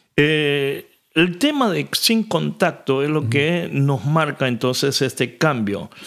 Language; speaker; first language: Spanish; native; Spanish